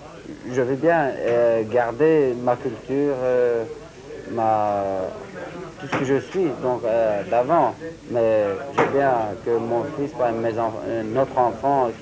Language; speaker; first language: French; non-native, learner; Syriac